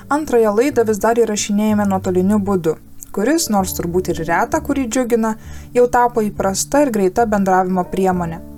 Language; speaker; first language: Lithuanian; native; Lithuanian